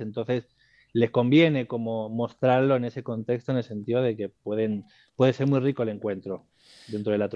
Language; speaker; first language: Spanish; native; Spanish